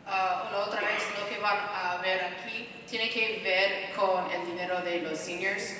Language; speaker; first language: Spanish; non-native, fluent; English